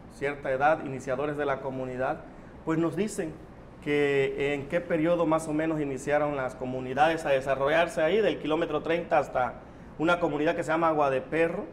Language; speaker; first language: Spanish; native; Spanish